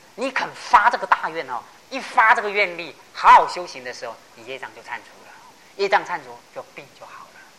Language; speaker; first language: Chinese; non-native, local second language; Hakka Chinese